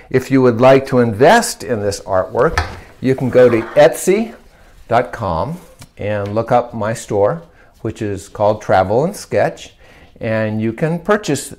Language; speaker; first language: English; native; English